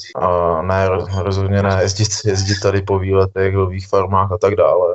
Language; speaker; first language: Czech; native; Czech